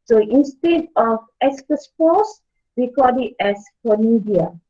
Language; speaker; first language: English; non-native, local second language; Malay